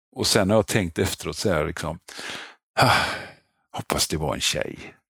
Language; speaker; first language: Swedish; native; Swedish